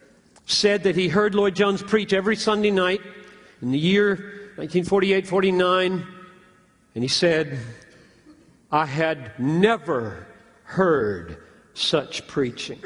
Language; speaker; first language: English; native; English